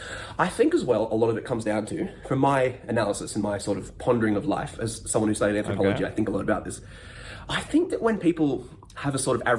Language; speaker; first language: English; native; English